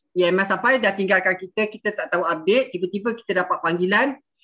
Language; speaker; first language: Malay; native; Malay